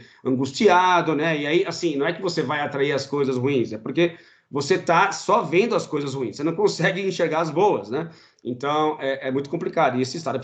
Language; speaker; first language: Portuguese; native; Portuguese